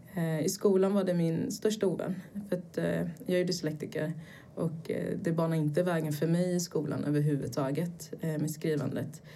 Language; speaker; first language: Swedish; early bilingual, other home language; Portuguese